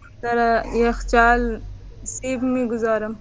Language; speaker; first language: Persian; non-native, learner; Urdu